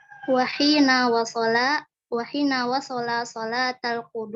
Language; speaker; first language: Arabic; non-native, learner; Indonesian